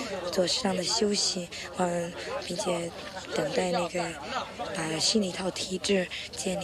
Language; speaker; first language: Chinese; native; Chinese